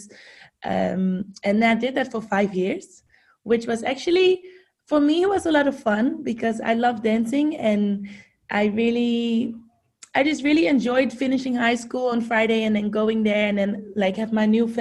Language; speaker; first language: English; non-native, fluent; Dutch